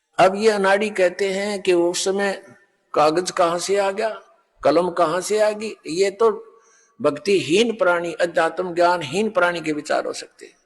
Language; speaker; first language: Hindi; native; Hindi